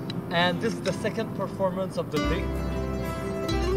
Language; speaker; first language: English; non-native, fluent; French